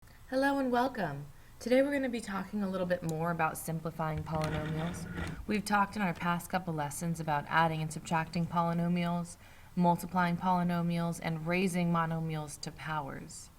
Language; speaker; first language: English; native; English